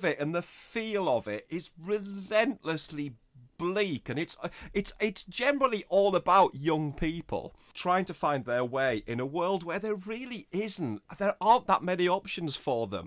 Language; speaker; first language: English; native; English